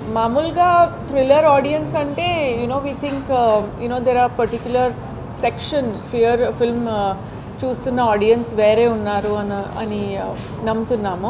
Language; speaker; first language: Telugu; non-native, fluent; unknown